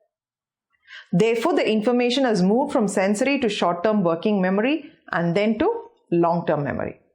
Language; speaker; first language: English; non-native, local second language; Tamil